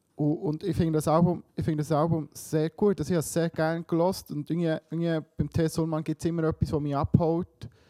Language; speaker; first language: German; early bilingual, other home language; Swiss German